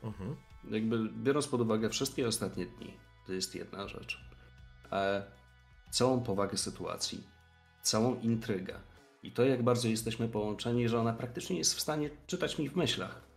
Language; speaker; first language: Polish; native; Polish